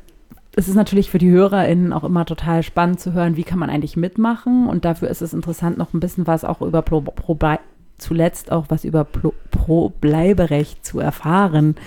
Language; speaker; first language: German; native; German